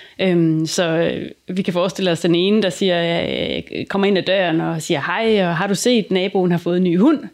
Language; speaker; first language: Danish; native; Danish